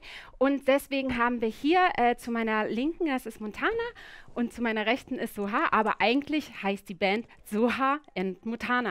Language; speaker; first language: German; native; German